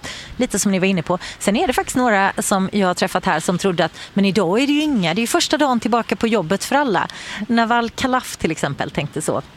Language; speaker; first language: Swedish; native; Swedish